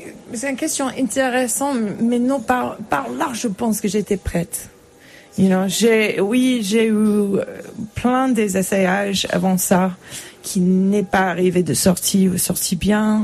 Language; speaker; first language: French; non-native, fluent; English